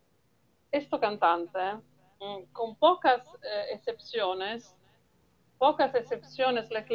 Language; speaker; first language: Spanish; non-native, learner; Italian